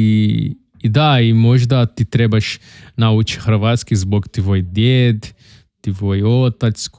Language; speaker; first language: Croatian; non-native, learner; Portuguese